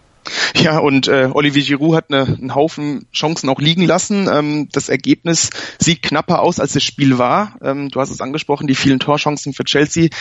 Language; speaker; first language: German; native; German